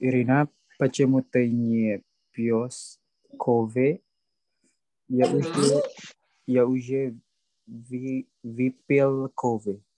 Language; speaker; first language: Russian; non-native, learner; Indonesian